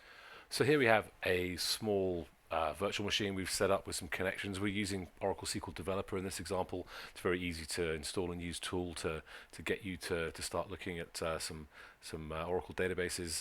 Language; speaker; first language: English; native; English